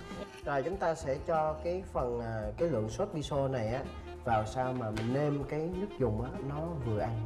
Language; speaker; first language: Vietnamese; native; Vietnamese